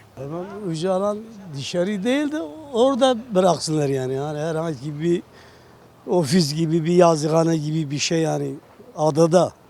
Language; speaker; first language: Turkish; non-native, local second language; Kurdish